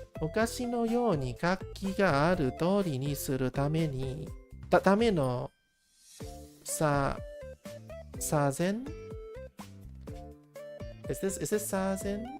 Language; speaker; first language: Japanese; non-native, learner; English